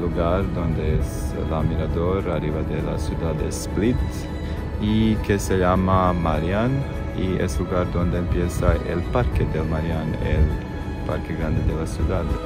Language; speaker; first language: Spanish; non-native, learner; Croatian